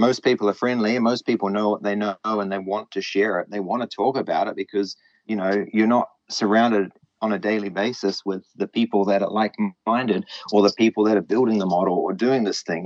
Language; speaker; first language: English; native; English